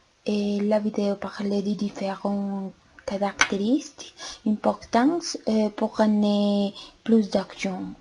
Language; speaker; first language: French; non-native, learner; Spanish